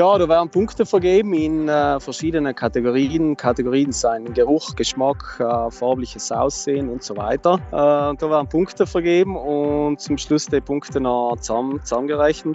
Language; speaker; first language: German; native; German